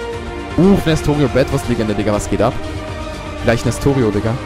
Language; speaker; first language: German; native; German